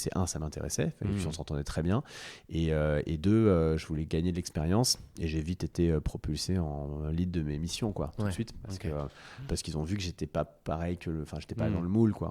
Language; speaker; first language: French; native; French